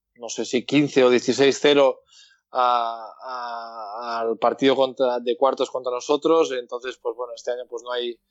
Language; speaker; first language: Spanish; native; Spanish